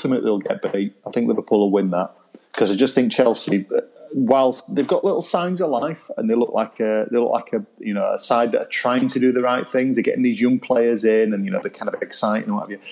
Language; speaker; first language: English; native; English